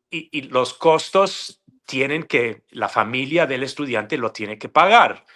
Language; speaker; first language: Spanish; non-native, fluent; English